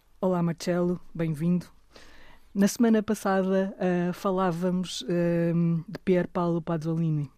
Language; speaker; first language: Portuguese; native; Portuguese